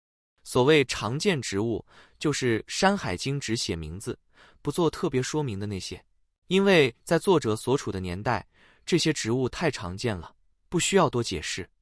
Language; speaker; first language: Chinese; native; Chinese